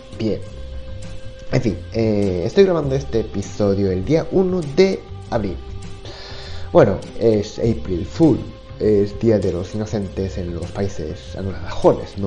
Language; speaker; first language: Spanish; non-native, fluent; Japanese